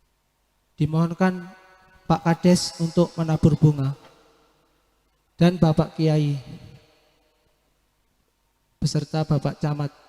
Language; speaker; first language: Indonesian; native; Indonesian